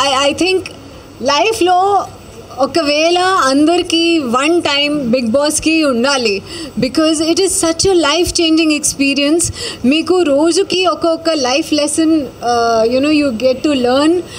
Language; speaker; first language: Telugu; non-native, learner; Hindi